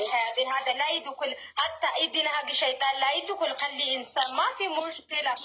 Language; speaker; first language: Arabic; non-native, learner; Oromo